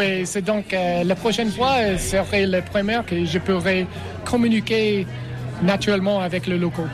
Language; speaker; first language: French; non-native, learner; English